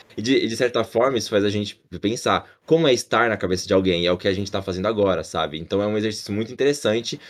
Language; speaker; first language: Portuguese; native; Portuguese